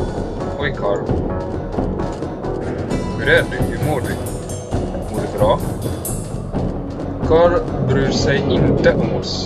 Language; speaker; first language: Swedish; non-native, learner; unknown